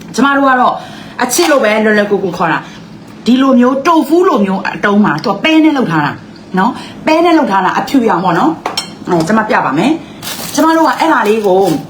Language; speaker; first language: Burmese; non-native, local second language; Kachin